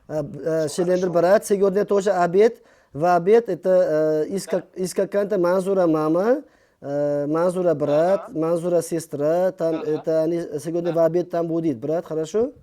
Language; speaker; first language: Russian; non-native, learner; Uzbek